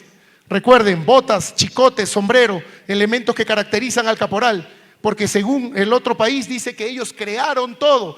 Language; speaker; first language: Spanish; native; Spanish